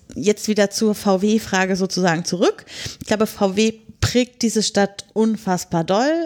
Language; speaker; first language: German; native; German